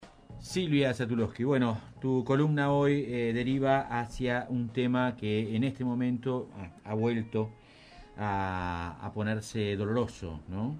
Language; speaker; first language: Spanish; native; Spanish